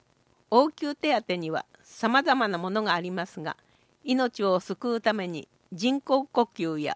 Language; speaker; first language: Japanese; native; Japanese